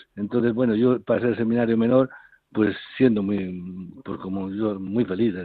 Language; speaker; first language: Spanish; native; Spanish